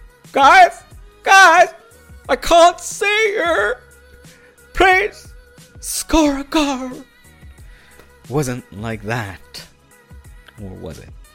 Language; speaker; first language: English; early bilingual, other home language; Spanish